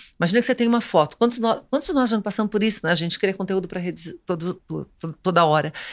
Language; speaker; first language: Portuguese; native; Portuguese